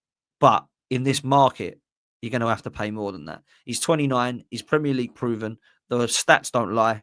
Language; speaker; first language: English; native; English